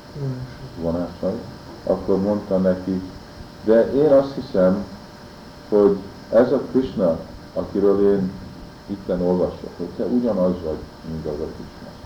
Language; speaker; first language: Hungarian; early bilingual, heritage; Hungarian